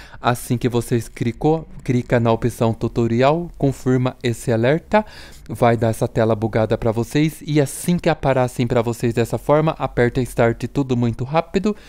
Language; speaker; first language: Portuguese; native; Portuguese